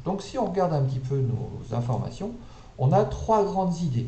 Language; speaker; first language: French; native; French